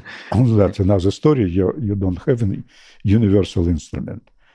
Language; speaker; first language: English; non-native, fluent; Russian